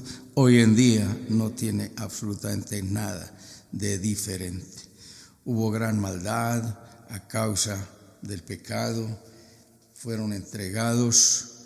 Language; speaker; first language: Spanish; native; Spanish